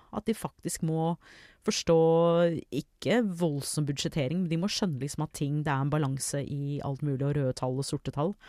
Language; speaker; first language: Norwegian; early bilingual, other home language; English